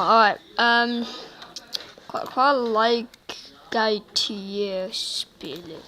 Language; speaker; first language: Icelandic; early bilingual, heritage; Swedish